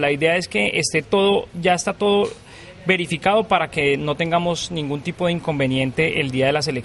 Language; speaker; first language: Spanish; native; Spanish